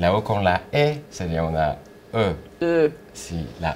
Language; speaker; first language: Spanish; non-native, fluent; French